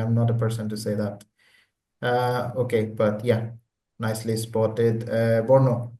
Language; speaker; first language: English; non-native, local second language; Bangla